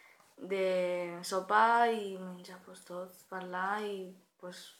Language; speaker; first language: Catalan; non-native, learner; Romanian